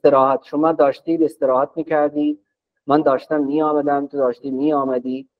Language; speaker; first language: Persian; non-native, fluent; Urdu